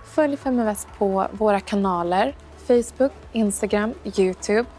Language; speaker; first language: Swedish; native; Swedish